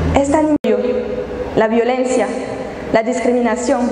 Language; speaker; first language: Spanish; non-native, fluent; French